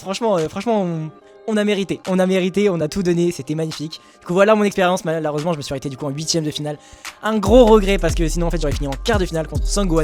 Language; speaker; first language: French; native; French